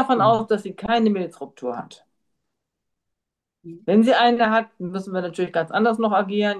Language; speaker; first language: German; native; German